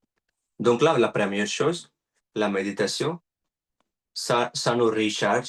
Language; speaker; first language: French; non-native, learner; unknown